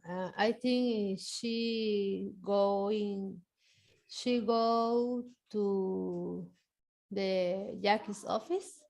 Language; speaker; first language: English; non-native, learner; Spanish